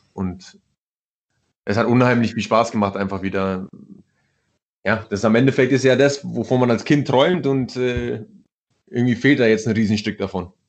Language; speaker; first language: German; early bilingual, other home language; Italian